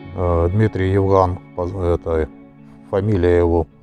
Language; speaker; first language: Russian; native; Russian